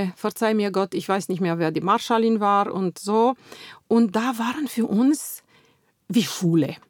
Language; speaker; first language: German; non-native, fluent; Romanian